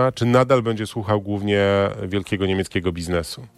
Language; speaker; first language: Polish; native; Polish